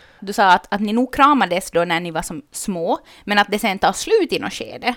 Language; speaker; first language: Swedish; native; Swedish